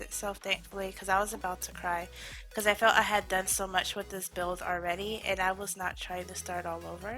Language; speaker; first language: English; native; English